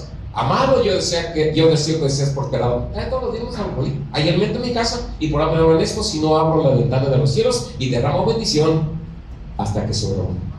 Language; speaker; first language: Spanish; native; Spanish